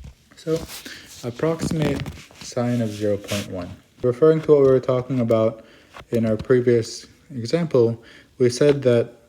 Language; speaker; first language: English; native; English